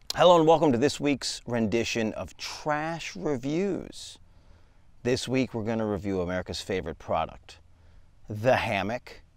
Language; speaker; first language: English; native; English